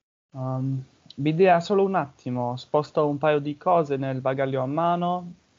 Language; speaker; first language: Italian; non-native, fluent; English